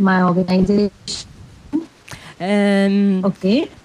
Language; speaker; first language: English; non-native, local second language; Hindi